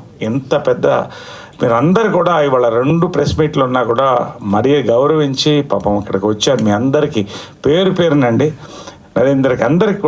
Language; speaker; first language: Telugu; native; Telugu